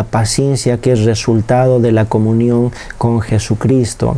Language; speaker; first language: Spanish; native; Spanish